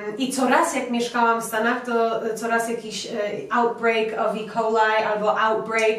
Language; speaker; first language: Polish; early bilingual, heritage; Polish